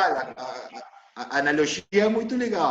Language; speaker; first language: Portuguese; non-native, learner; Spanish